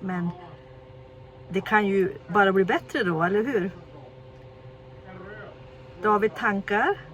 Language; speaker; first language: Swedish; native; Swedish